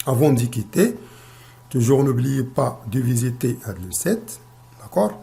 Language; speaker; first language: French; non-native, local second language; Arabic